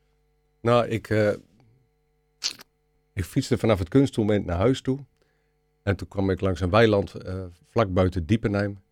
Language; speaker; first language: Dutch; native; Dutch